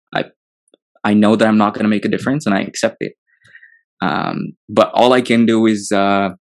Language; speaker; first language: English; non-native, local second language; Telugu